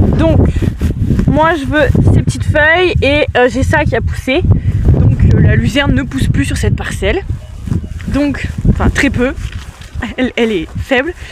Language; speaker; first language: French; native; French